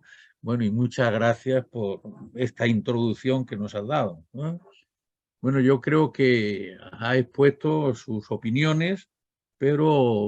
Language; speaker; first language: Spanish; native; Spanish